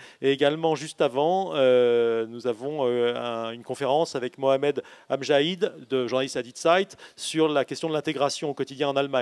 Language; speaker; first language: French; native; French